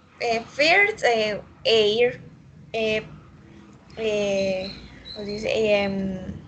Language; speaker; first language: English; non-native, learner; Spanish